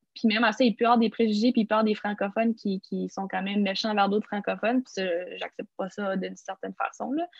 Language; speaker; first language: French; native; French